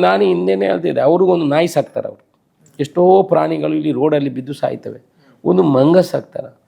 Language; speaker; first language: Kannada; non-native, local second language; Tulu